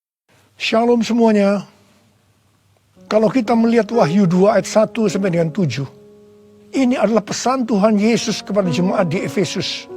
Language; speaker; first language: Indonesian; native; Indonesian